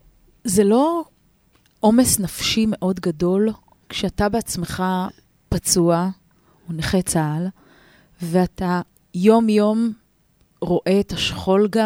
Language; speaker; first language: Hebrew; native; Hebrew